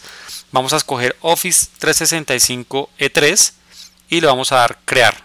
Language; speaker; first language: Spanish; native; Spanish